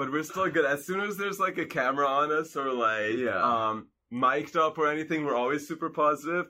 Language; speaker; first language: English; non-native, fluent; Hungarian